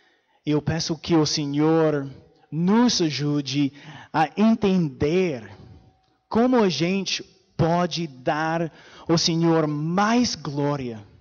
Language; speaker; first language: Portuguese; non-native, fluent; English